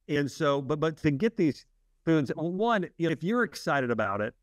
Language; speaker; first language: English; native; English